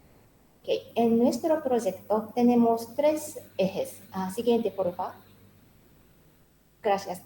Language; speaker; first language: Spanish; non-native, learner; Japanese